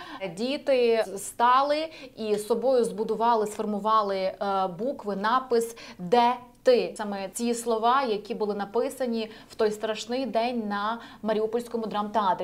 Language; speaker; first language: Ukrainian; early bilingual, heritage; Ukrainian